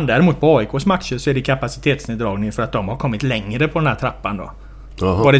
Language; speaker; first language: Swedish; native; Swedish